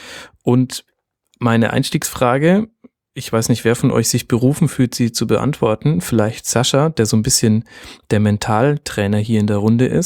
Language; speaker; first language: German; native; German